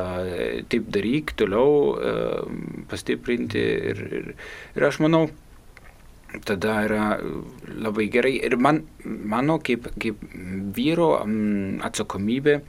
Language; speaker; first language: Lithuanian; non-native, fluent; German